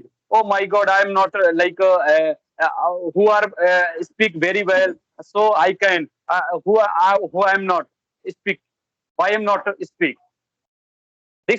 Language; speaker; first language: English; non-native, learner; Bhojpuri